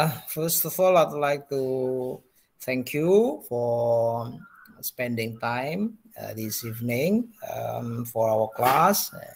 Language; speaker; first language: English; non-native, fluent; Indonesian